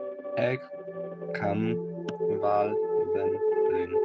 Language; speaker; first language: Icelandic; non-native, learner; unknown